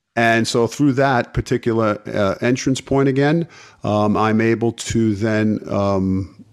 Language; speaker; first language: English; native; English